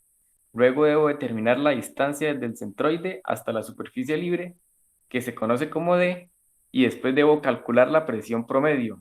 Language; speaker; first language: Spanish; native; Spanish